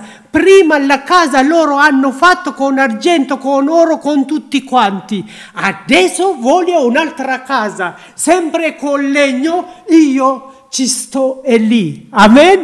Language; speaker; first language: Italian; non-native, learner; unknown